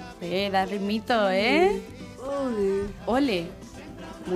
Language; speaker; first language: Spanish; native; Spanish